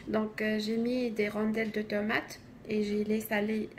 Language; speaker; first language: French; non-native, local second language; Arabic